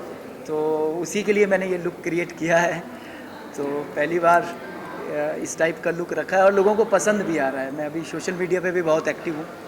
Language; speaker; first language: Hindi; native; Hindi